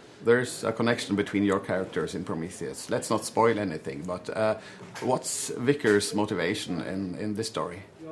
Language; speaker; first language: English; non-native, fluent; Norwegian